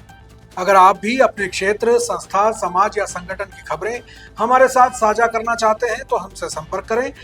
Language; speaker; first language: Hindi; native; Hindi